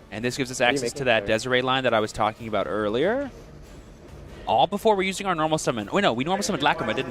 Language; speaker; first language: English; native; English